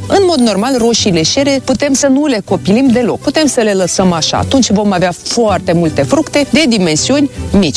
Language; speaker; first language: Romanian; native; Romanian